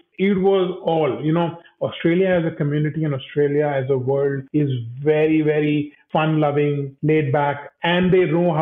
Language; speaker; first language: English; non-native, local second language; Hindi